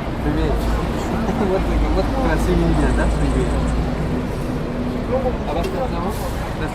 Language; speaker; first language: Russian; non-native, local second language; Tajik